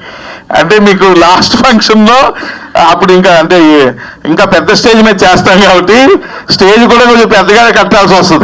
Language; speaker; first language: Telugu; native; Telugu